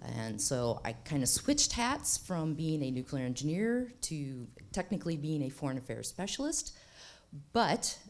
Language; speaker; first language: English; native; English